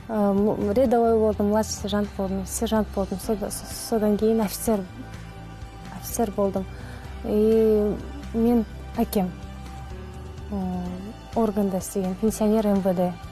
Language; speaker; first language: Kazakh; non-native, local second language; Russian